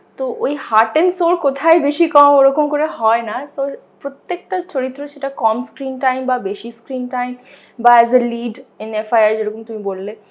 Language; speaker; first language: Bangla; non-native, local second language; Hindi